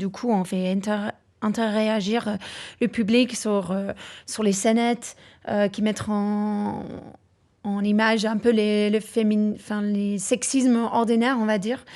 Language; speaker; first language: French; non-native, fluent; English